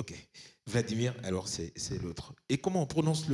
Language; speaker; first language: French; native; French